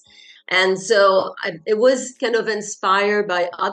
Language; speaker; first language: English; non-native, fluent; French